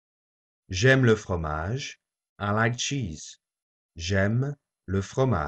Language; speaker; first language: French; non-native, fluent; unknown